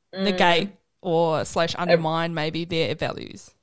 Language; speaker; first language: English; native; English